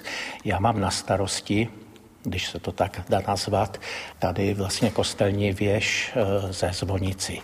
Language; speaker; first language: Czech; native; Czech